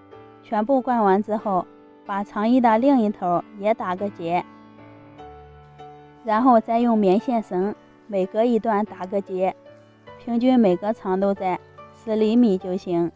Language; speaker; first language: Chinese; native; Chinese